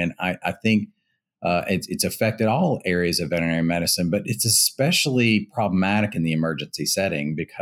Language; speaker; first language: English; native; English